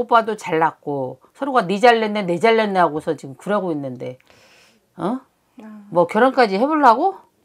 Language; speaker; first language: Korean; native; Korean